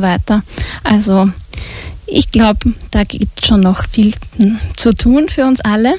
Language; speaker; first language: German; native; German